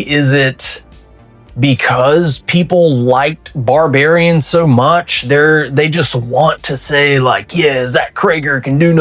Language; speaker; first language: English; native; English